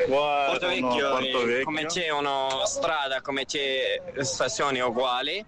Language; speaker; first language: Italian; non-native, learner; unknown